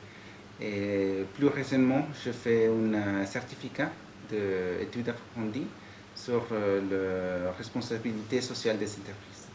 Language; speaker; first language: French; non-native, fluent; Spanish